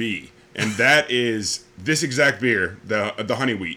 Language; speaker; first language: English; native; English